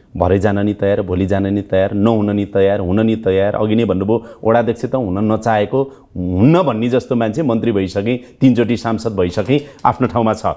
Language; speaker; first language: Nepali; native; Nepali